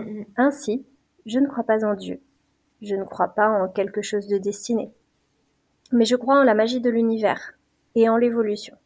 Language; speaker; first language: French; native; French